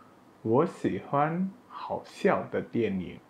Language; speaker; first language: Chinese; non-native, fluent; Indonesian